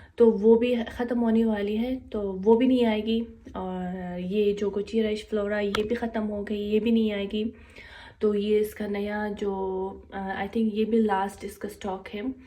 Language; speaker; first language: Urdu; non-native, local second language; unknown